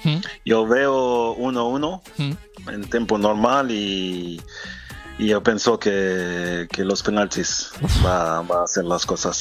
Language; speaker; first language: Spanish; non-native, fluent; French